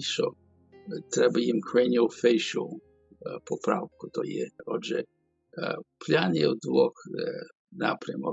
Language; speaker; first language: Ukrainian; early bilingual, heritage; Ukrainian